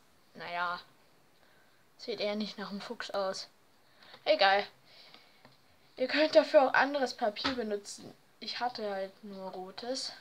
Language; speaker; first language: German; native; German